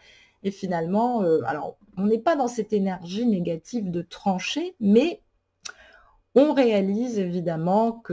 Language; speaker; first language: French; native; French